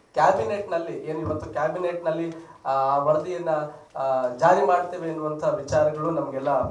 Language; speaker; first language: Kannada; non-native, local second language; Lambadi